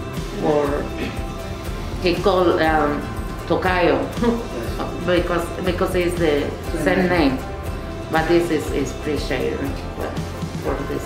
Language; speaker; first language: English; non-native, learner; Spanish